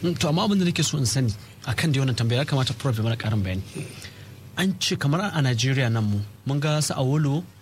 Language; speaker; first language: Hausa; native; Hausa